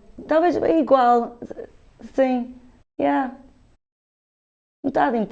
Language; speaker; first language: Portuguese; early bilingual, heritage; Portuguese